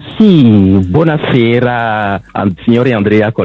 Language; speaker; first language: Italian; non-native, local second language; French